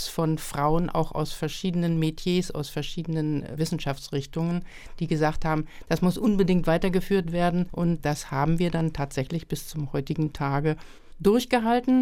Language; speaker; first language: German; native; German